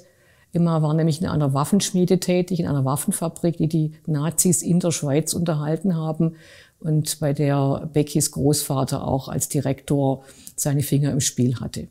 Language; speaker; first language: German; native; German